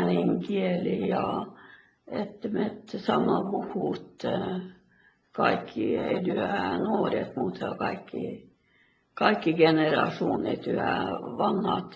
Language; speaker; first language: Finnish; early bilingual, heritage; Finnish